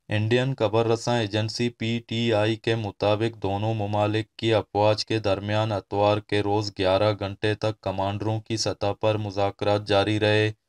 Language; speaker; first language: Urdu; non-native, local second language; Baluchi